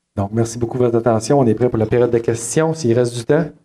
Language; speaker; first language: French; native; French